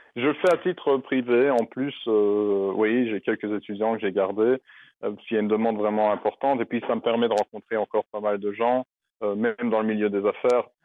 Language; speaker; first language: French; native; French